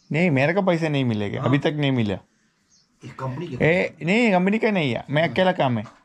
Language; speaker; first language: Hindi; non-native, learner; Malayalam